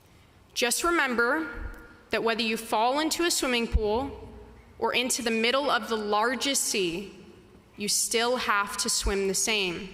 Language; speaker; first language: English; native; English